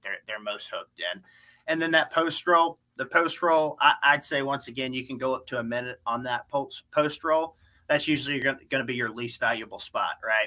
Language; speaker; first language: English; native; English